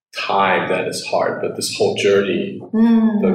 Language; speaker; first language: English; early bilingual, other home language; Chinese